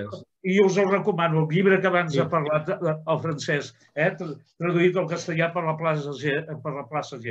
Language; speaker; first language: Catalan; native; Catalan